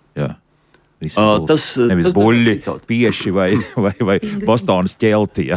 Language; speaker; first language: Latvian; native; Latvian